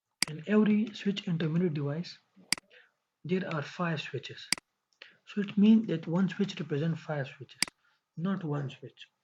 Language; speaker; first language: English; non-native, local second language; Urdu